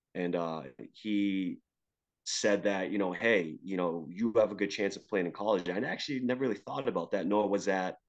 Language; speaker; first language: English; native; English